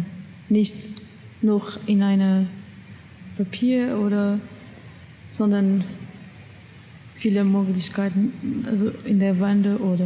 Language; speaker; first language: German; non-native, learner; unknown